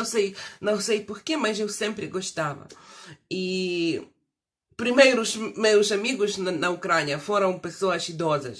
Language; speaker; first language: Portuguese; non-native, fluent; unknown